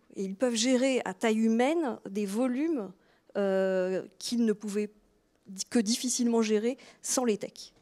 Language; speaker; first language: French; native; French